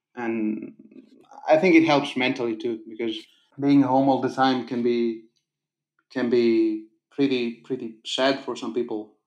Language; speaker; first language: English; non-native, fluent; Italian